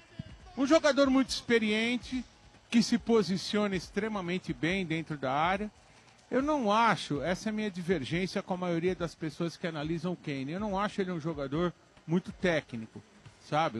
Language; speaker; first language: Portuguese; native; Portuguese